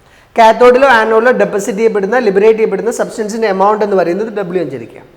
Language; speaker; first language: Malayalam; native; Malayalam